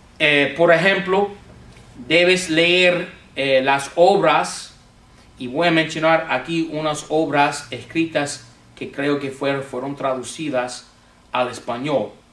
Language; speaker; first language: Spanish; non-native, fluent; English